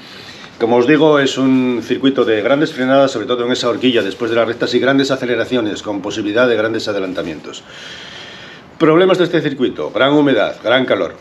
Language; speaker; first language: Spanish; native; Spanish